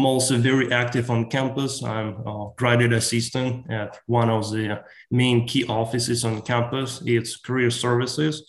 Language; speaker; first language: English; non-native, fluent; Ukrainian